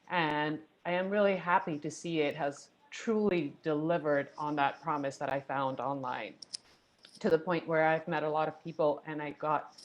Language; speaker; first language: English; non-native, fluent; Spanish